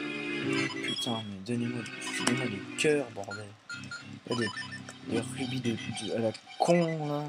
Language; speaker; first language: French; native; French